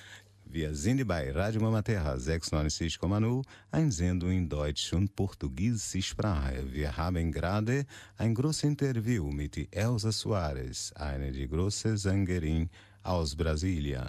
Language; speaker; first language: German; non-native, learner; Portuguese